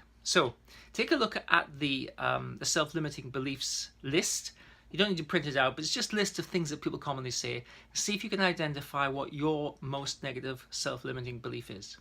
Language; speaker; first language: English; native; English